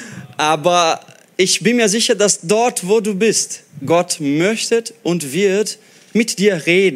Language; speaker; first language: German; non-native, fluent; Portuguese